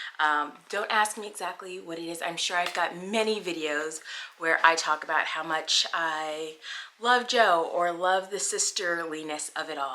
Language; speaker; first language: English; native; English